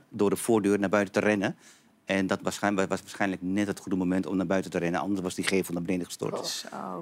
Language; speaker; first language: Dutch; native; Dutch